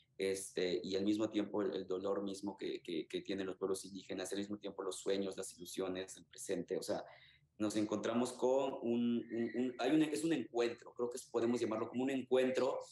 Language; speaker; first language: Spanish; native; Spanish